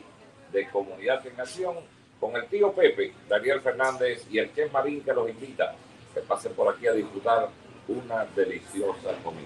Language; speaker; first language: Spanish; native; Spanish